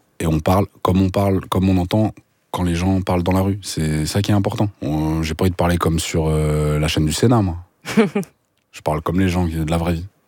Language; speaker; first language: French; native; French